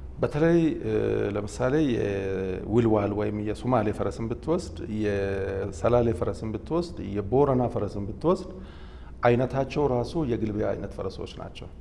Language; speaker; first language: Amharic; non-native, local second language; Oromo